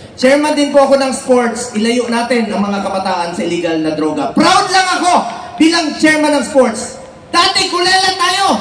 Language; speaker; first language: Filipino; non-native, local second language; Cebuano